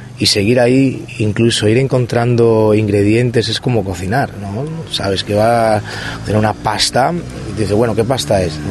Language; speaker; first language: Spanish; native; Spanish